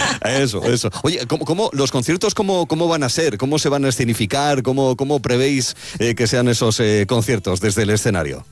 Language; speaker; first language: Spanish; native; Spanish